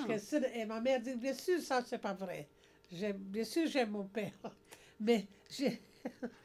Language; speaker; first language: French; non-native, learner; English